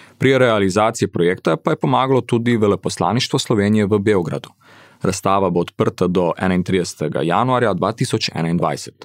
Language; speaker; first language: Slovenian; early bilingual, heritage; Slovenian